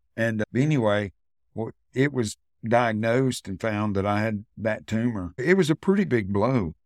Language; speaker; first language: English; native; English